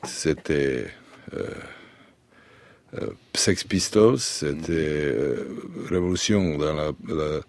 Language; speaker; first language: French; non-native, learner; Serbian